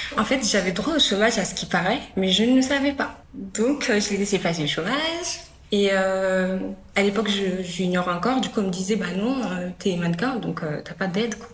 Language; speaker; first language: French; early bilingual, other home language; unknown